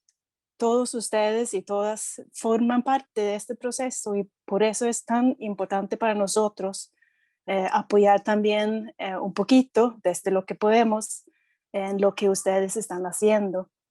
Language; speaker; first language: Spanish; non-native, fluent; Swedish